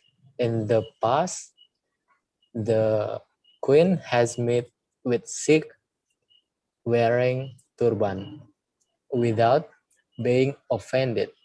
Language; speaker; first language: English; non-native, learner; Indonesian